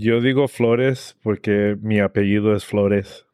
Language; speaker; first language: Spanish; early bilingual, heritage; English